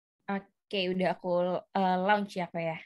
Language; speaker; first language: Indonesian; native; Indonesian